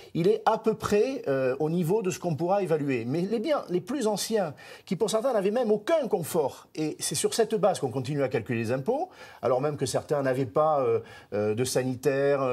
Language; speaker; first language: French; native; French